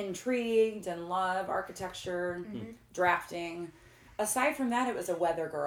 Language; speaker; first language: English; native; English